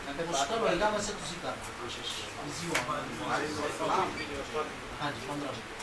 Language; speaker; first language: Hindi; non-native, local second language; Punjabi